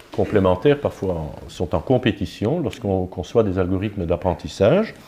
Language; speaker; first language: French; native; French